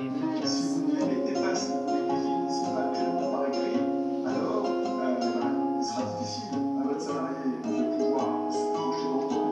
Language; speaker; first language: French; native; French